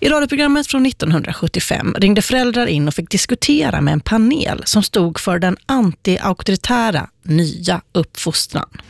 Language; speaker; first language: Swedish; native; Swedish